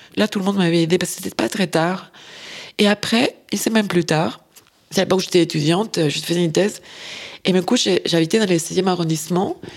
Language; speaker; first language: French; non-native, fluent; Spanish